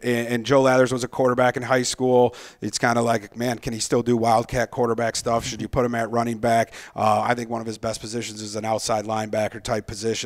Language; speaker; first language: English; native; English